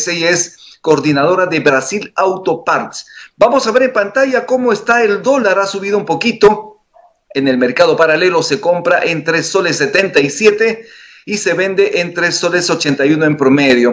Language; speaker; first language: Spanish; native; Spanish